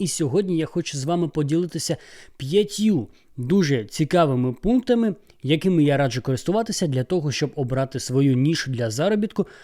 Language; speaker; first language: Ukrainian; non-native, local second language; Russian